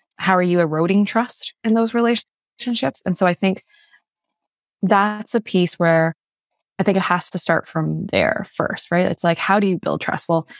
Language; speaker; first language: English; non-native, fluent; Chinese